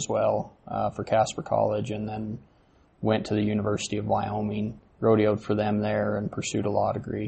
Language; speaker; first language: English; native; English